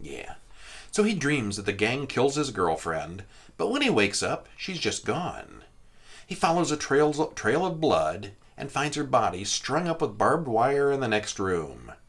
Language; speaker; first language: English; native; English